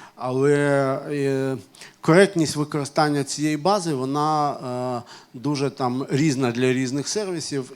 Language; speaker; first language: Ukrainian; non-native, local second language; Russian